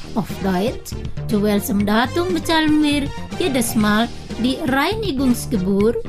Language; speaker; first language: German; non-native, fluent; Indonesian